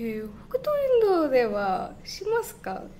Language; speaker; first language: Japanese; non-native, learner; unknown